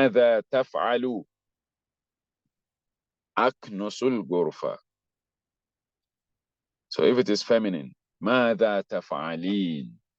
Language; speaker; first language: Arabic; non-native, fluent; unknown